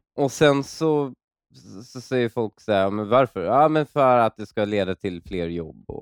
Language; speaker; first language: Swedish; early bilingual, other home language; Persian